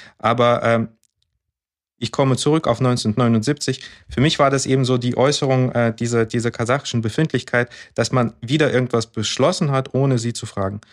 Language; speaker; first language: German; early bilingual, other home language; Russian